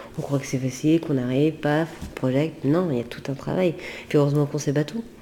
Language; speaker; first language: French; native; French